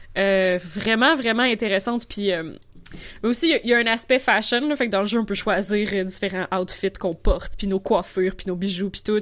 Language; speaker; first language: French; native; French